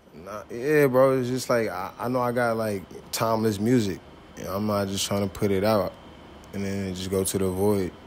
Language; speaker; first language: English; native; English